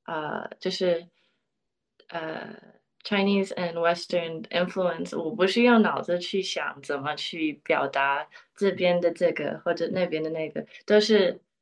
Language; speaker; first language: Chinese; early bilingual, other home language; English